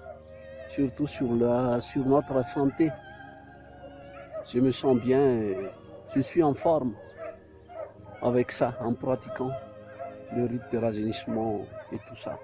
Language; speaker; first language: French; non-native, local second language; Malagasy